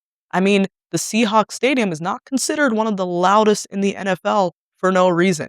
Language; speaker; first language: English; native; English